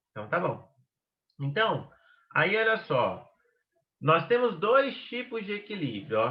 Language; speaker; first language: Portuguese; native; Portuguese